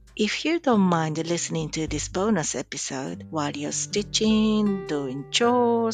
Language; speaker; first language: English; non-native, fluent; Japanese